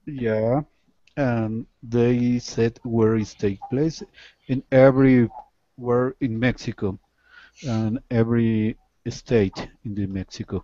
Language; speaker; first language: English; non-native, learner; Spanish